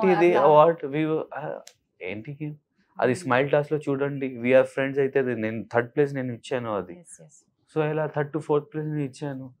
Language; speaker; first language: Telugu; non-native, learner; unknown